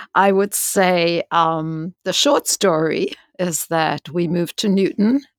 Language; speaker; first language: English; native; English